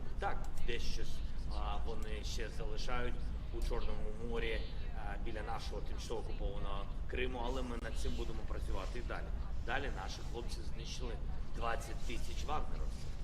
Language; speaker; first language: Ukrainian; non-native, local second language; Russian